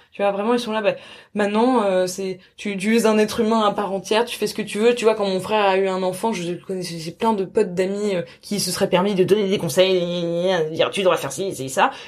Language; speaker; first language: French; native; French